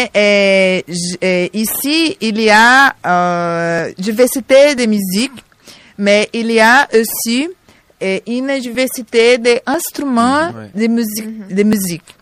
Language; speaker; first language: French; non-native, learner; Portuguese